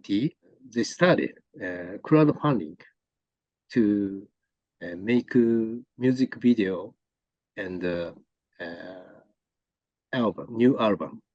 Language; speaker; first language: English; non-native, learner; Japanese